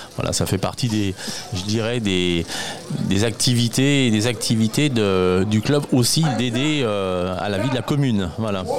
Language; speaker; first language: French; native; French